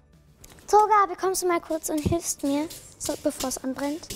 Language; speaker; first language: German; native; German